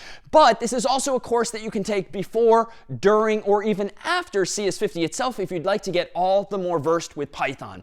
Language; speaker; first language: English; native; English